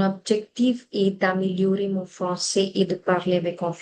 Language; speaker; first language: French; non-native, fluent; Hindi